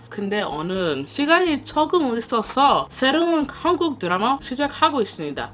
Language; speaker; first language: Korean; non-native, learner; English